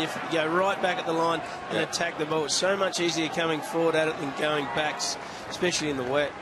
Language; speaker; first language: English; native; English